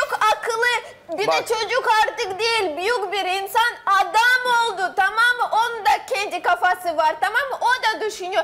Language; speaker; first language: Turkish; non-native, learner; Russian